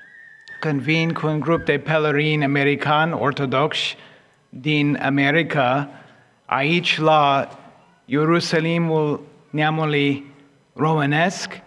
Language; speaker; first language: Romanian; non-native, fluent; English